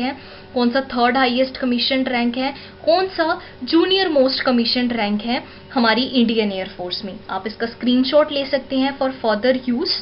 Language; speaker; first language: Hindi; native; Hindi